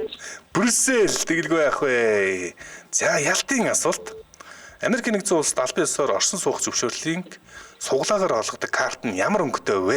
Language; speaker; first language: Mongolian; native; Mongolian